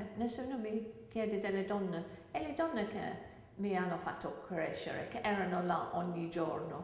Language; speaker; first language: Italian; non-native, fluent; English